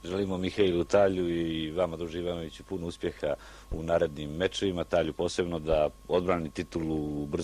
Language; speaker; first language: Bosnian; native; Bosnian